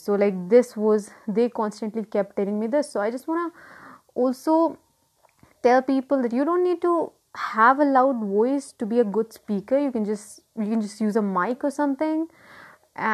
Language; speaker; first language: English; non-native, local second language; Hindi